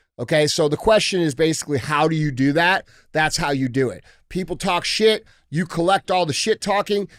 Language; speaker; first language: English; native; English